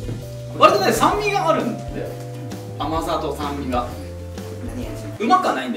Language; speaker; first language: Japanese; native; Japanese